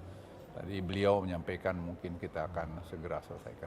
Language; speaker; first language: Indonesian; native; Indonesian